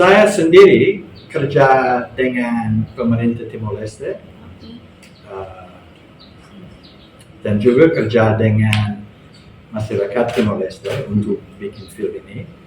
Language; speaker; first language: Indonesian; non-native, fluent; English